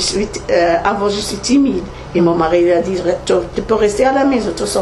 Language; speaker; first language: French; non-native, learner; Arabic